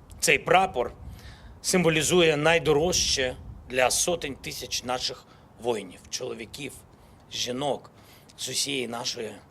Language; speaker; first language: Ukrainian; non-native, local second language; Russian